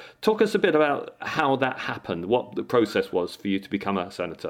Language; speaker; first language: English; native; English